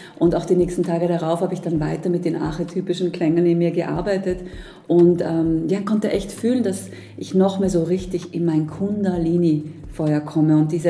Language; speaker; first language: German; native; German